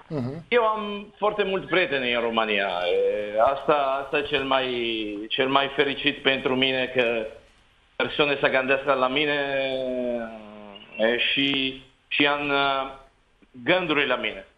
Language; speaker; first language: Romanian; non-native, fluent; Italian